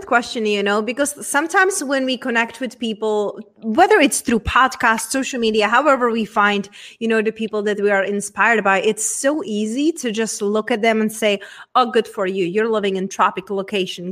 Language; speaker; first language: English; non-native, fluent; Czech